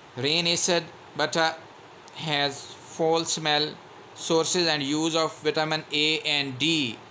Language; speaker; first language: English; non-native, local second language; Urdu